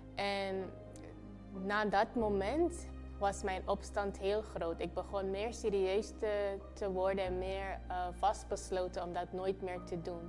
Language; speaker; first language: Dutch; non-native, fluent; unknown